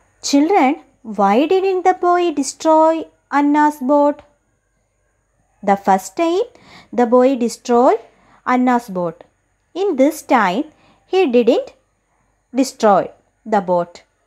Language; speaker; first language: English; non-native, local second language; Malayalam